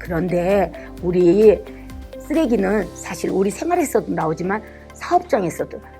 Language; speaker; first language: Korean; native; Korean